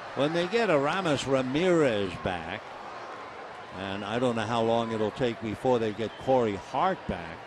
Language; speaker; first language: English; native; English